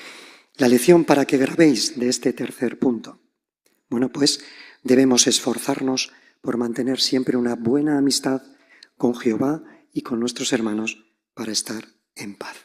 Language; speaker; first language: Spanish; native; Spanish